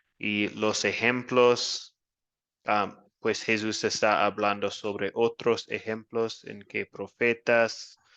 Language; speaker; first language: Spanish; non-native, fluent; English